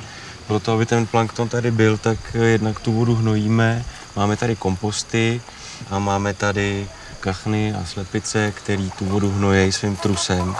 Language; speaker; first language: Czech; native; Czech